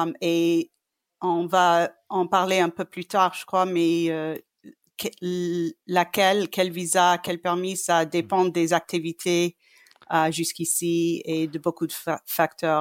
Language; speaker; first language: French; non-native, fluent; English